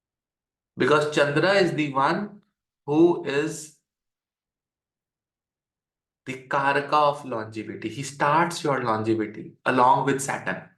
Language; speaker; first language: English; non-native, local second language; Hindi